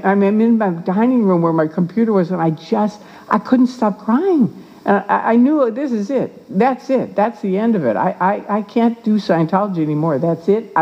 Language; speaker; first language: English; native; English